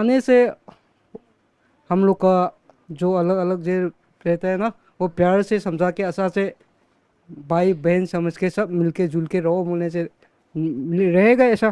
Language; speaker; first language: Hindi; non-native, local second language; Manipuri